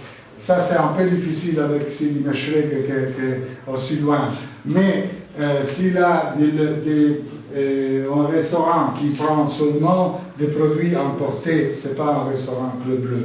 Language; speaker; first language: French; non-native, learner; Italian